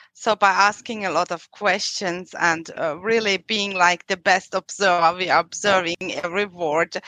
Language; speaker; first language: English; non-native, fluent; German